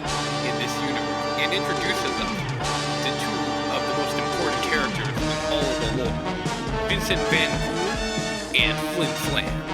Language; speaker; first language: English; native; English